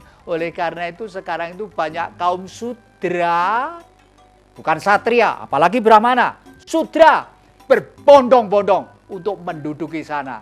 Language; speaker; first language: Indonesian; native; Indonesian